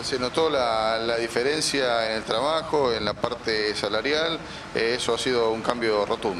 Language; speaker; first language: Spanish; native; Spanish